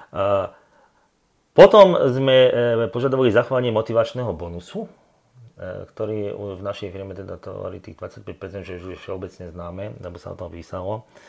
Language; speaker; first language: Slovak; native; Slovak